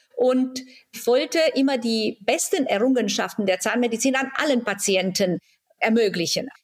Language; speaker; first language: German; non-native, fluent; Romanian